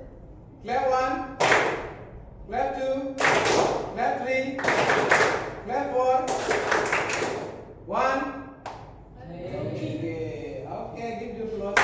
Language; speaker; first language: English; non-native, learner; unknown